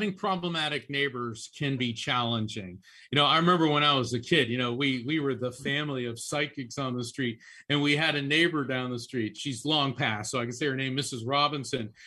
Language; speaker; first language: English; early bilingual, other home language; Italian